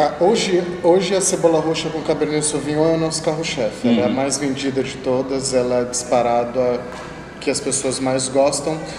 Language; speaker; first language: Portuguese; native; Portuguese